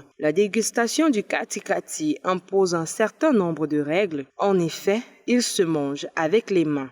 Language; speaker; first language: French; native; French